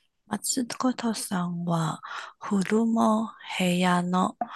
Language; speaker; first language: Japanese; non-native, learner; Chinese